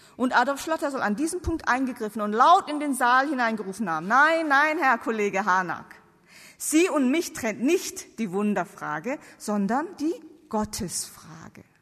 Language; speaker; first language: German; non-native, fluent; Korean